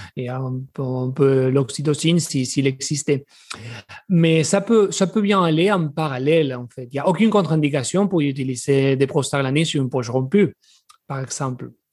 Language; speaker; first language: French; non-native, fluent; Spanish